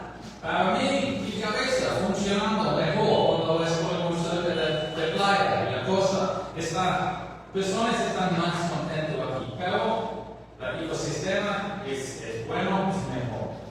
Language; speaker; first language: Spanish; non-native, learner; English